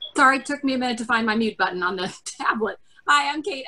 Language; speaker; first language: English; native; English